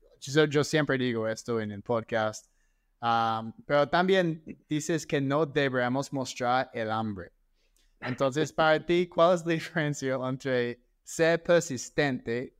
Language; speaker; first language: Spanish; non-native, fluent; English